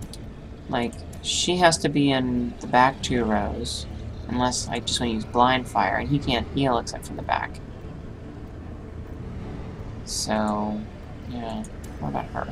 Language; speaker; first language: English; native; English